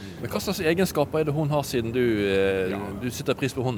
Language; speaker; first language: Norwegian; native; Norwegian